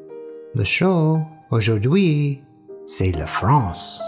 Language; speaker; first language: French; non-native, learner; English